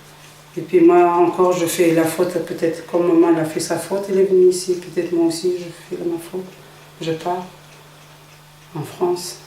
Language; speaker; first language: French; early bilingual, heritage; Russian